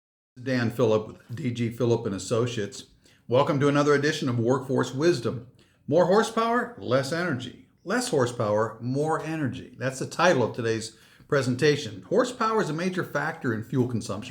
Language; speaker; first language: English; native; English